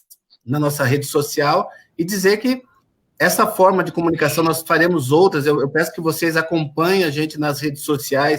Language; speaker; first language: Portuguese; native; Portuguese